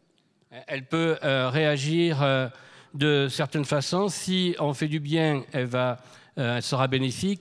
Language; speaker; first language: French; native; French